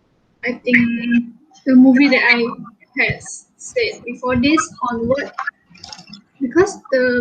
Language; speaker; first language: English; non-native, local second language; Malay